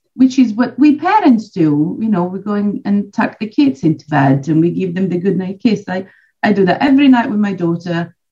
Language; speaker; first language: English; non-native, fluent; Italian